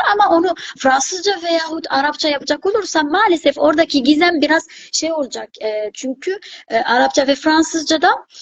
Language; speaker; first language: Turkish; non-native, fluent; Arabic